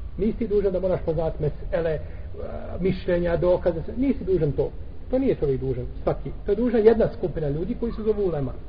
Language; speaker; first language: Bosnian; native; Bosnian